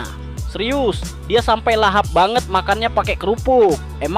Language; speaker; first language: Indonesian; native; Indonesian